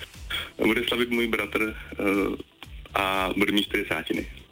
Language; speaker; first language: Czech; native; Czech